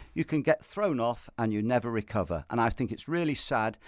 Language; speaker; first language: English; native; English